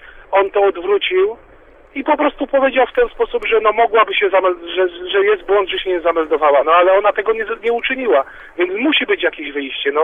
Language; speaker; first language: Polish; native; Polish